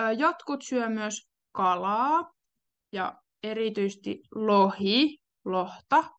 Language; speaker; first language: Finnish; native; Finnish